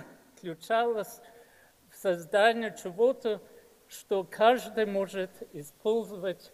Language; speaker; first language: Russian; early bilingual, heritage; English